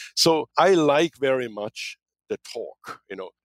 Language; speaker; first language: English; non-native, fluent; German